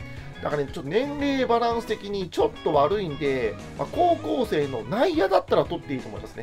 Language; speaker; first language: Japanese; native; Japanese